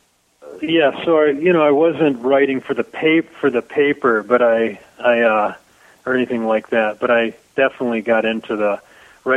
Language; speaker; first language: English; native; English